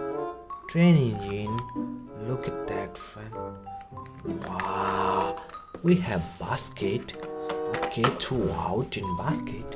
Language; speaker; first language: English; non-native, learner; Indonesian